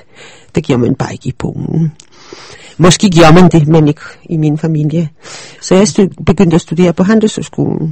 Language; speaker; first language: Danish; early bilingual, other home language; Polish